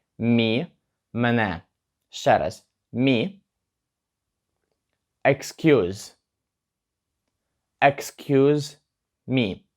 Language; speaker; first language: English; non-native, learner; Ukrainian